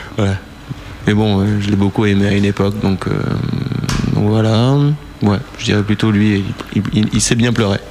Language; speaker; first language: French; early bilingual, heritage; French